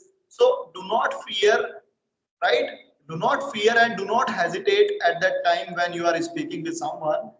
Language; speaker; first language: English; non-native, local second language; Hindi